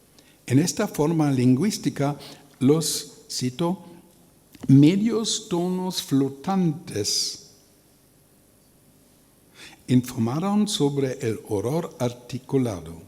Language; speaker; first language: Spanish; non-native, learner; German